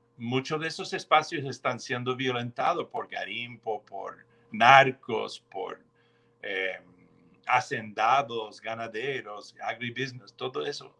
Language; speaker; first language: Spanish; non-native, fluent; English